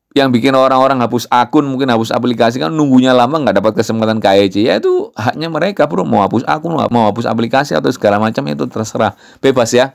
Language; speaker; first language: Indonesian; non-native, local second language; Javanese